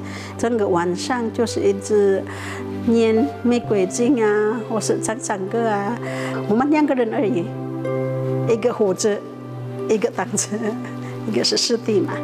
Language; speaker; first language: Chinese; non-native, fluent; Filipino